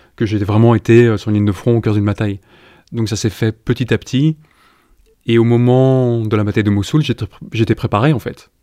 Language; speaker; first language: French; native; French